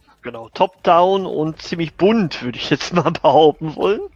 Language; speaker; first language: German; native; German